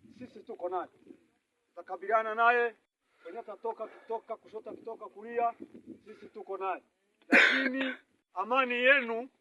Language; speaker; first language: Swahili; non-native, local second language; Kinyarwanda